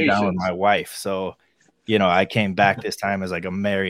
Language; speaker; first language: English; native; English